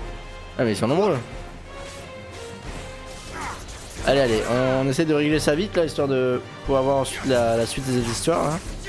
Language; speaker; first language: French; native; French